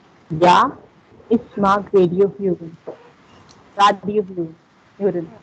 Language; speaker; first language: German; non-native, learner; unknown